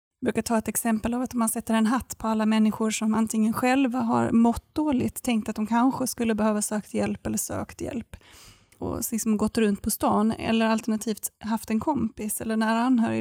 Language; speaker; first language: Swedish; native; Swedish